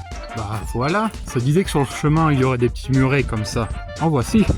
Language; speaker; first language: French; native; French